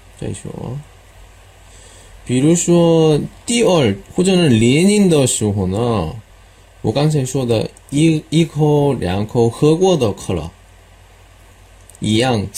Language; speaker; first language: Chinese; non-native, learner; Korean